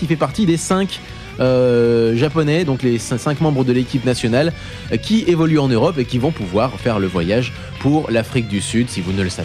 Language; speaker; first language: French; native; French